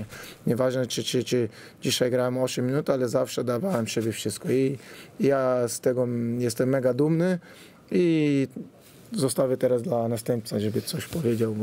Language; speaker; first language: Polish; non-native, fluent; Portuguese